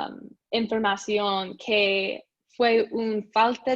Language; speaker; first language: Spanish; non-native, learner; English